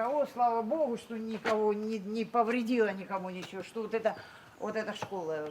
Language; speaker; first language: Russian; native; Russian